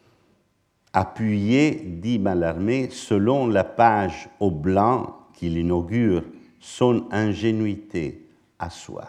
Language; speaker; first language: French; non-native, fluent; Italian